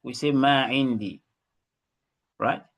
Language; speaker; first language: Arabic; non-native, fluent; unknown